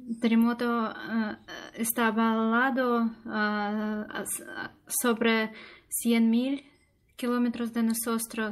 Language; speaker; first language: Spanish; non-native, learner; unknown